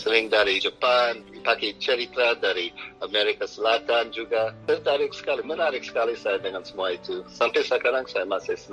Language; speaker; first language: Indonesian; non-native, fluent; English